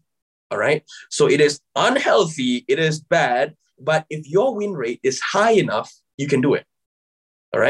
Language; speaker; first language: English; non-native, local second language; Malay